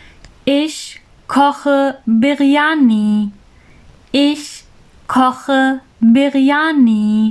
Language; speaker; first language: German; non-native, fluent; Urdu